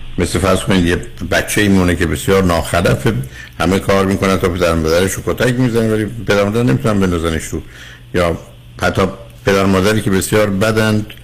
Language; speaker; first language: Persian; native; Persian